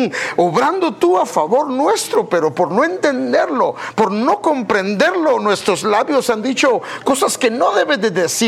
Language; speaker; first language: Spanish; native; Spanish